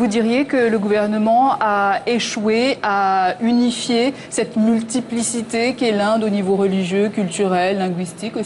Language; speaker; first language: French; native; French